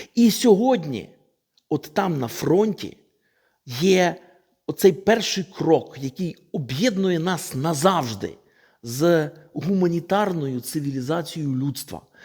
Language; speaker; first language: Ukrainian; non-native, local second language; Russian